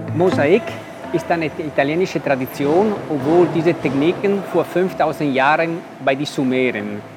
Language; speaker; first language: German; non-native, learner; Italian